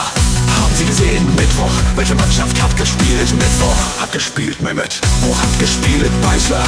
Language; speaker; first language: German; non-native, learner; Italian